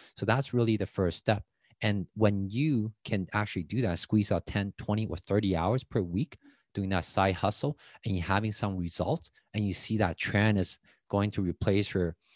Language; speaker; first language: English; non-native, fluent; Chinese